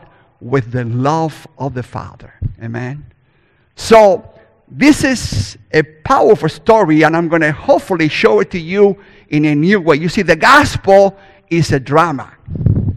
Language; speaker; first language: English; non-native, fluent; Spanish